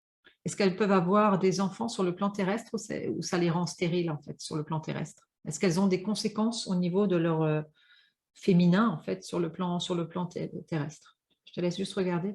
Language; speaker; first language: French; native; French